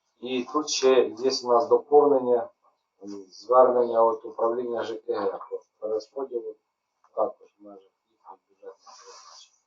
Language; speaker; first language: Ukrainian; native; Ukrainian